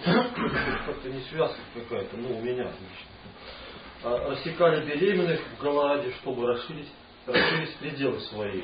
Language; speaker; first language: Russian; native; Russian